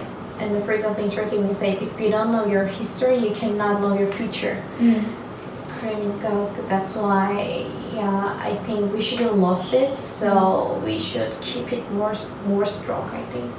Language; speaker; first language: English; non-native, learner; Turkish